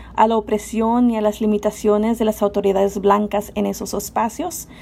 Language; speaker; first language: Spanish; native; Spanish